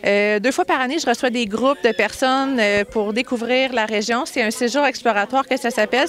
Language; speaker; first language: French; native; French